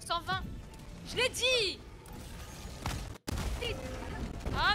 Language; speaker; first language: French; native; French